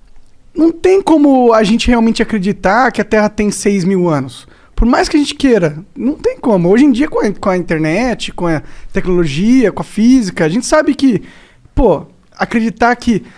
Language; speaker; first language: Portuguese; native; Portuguese